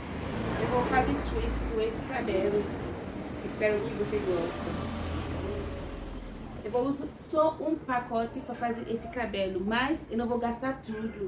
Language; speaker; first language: Portuguese; non-native, learner; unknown